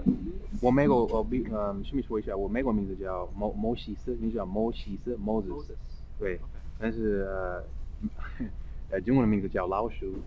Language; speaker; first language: Chinese; non-native, fluent; English